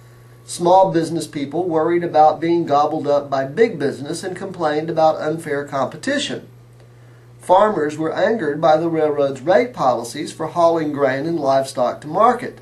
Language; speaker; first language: English; native; English